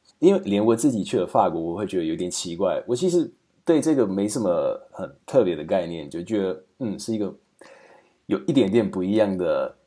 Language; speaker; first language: Chinese; non-native, fluent; Slovak